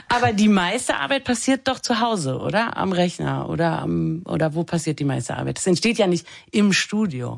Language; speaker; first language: German; native; German